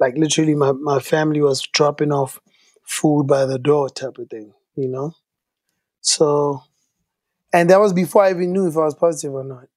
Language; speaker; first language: English; non-native, local second language; Tswana